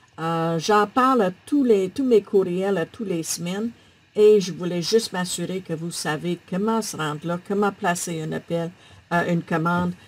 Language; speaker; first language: French; native; French